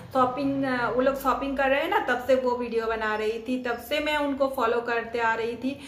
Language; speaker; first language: Hindi; non-native, local second language; Bangla